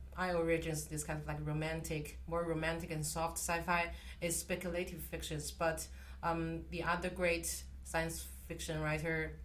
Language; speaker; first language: English; non-native, fluent; Chinese